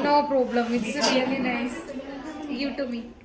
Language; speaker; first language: English; non-native, local second language; Hindi